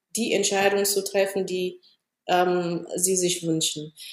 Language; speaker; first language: German; non-native, fluent; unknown